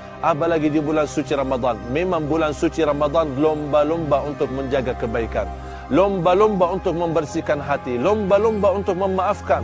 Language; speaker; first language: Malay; non-native, fluent; Arabic